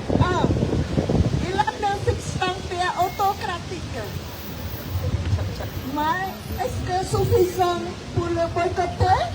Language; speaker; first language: French; non-native, fluent; Khmer